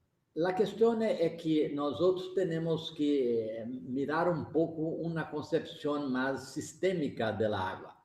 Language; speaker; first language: Portuguese; non-native, learner; Spanish